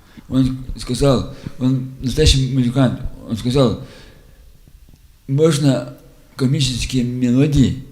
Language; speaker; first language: Russian; non-native, local second language; Lithuanian